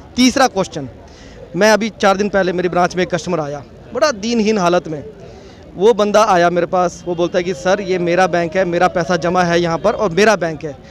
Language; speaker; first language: Hindi; native; Hindi